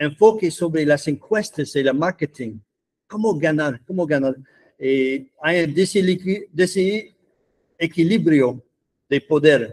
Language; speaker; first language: Spanish; non-native, fluent; English